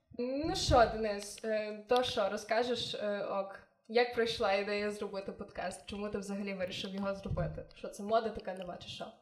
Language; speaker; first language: Ukrainian; native; Ukrainian